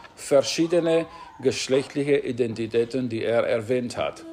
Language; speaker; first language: German; non-native, fluent; Romanian